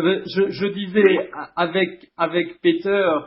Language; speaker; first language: French; native; French